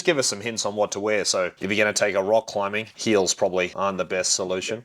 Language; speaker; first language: English; native; English